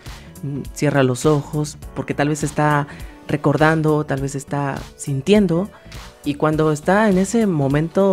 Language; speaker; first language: Spanish; native; Spanish